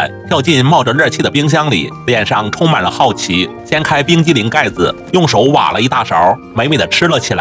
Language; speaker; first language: Chinese; native; Chinese